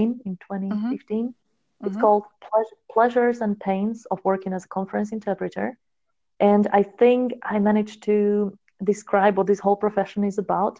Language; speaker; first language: English; non-native, fluent; Slovak